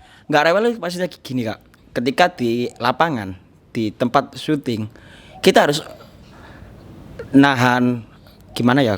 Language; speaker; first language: Indonesian; non-native, local second language; Javanese